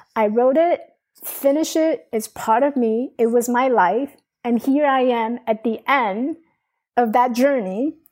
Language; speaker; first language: English; non-native, fluent; Chinese